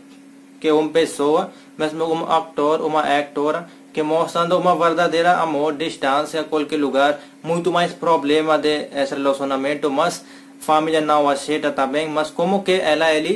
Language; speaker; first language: Portuguese; non-native, learner; Hindi